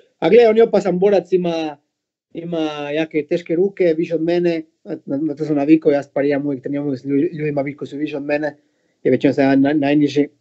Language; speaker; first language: Bosnian; non-native, fluent; Spanish